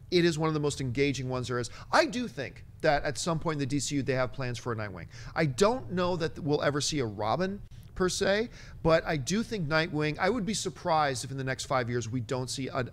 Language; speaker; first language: English; native; English